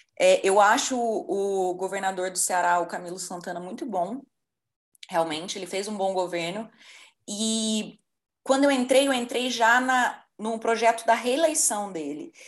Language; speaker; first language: Portuguese; native; Portuguese